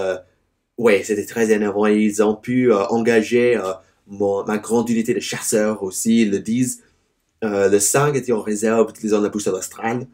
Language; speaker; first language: French; non-native, learner; English